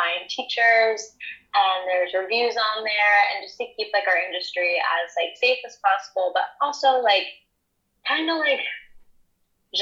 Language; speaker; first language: English; native; English